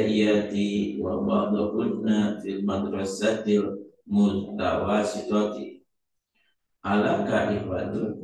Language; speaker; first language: Arabic; non-native, learner; Indonesian